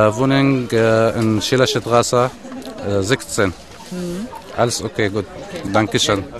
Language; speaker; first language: German; non-native, learner; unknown